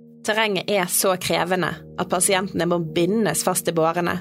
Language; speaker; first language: Norwegian; native; Norwegian